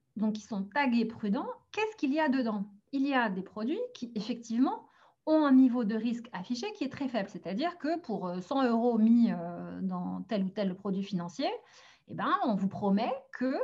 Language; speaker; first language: French; early bilingual, other home language; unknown